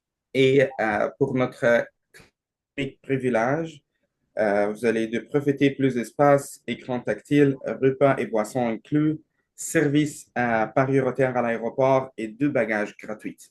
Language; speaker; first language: French; non-native, learner; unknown